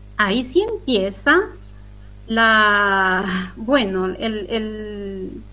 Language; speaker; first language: Spanish; non-native, local second language; Guarani